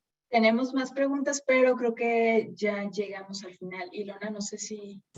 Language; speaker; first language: Spanish; native; Spanish